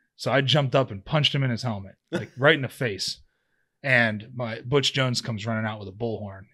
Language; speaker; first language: English; native; English